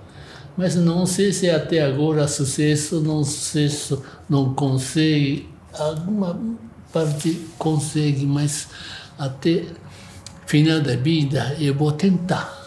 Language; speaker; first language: Portuguese; non-native, learner; Japanese